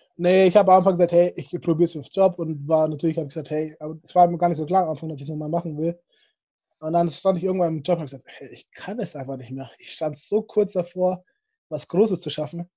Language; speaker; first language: German; early bilingual, other home language; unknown